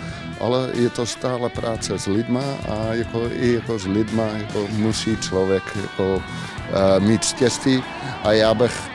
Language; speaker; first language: Czech; non-native, fluent; Dutch